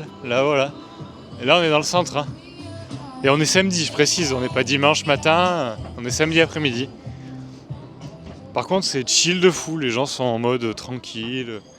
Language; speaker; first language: French; native; French